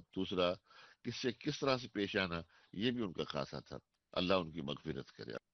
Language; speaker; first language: Urdu; non-native, local second language; Kashmiri